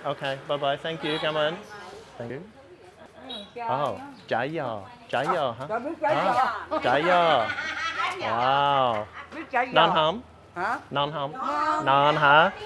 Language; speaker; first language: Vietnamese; non-native, learner; English